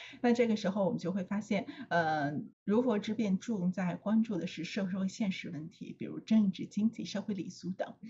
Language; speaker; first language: Chinese; native; Chinese